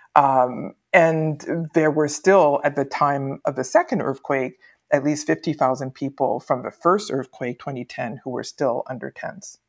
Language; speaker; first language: English; native; English